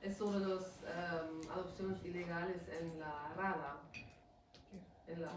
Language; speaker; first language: Spanish; non-native, fluent; German